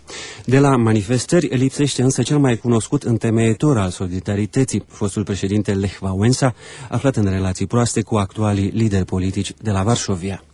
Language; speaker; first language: Romanian; native; Romanian